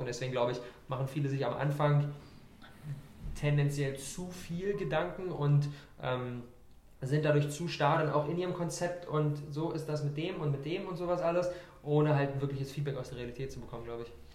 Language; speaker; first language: German; native; German